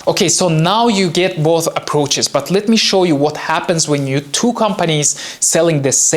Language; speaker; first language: English; non-native, fluent; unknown